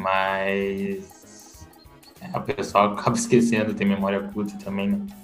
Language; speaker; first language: Portuguese; native; Portuguese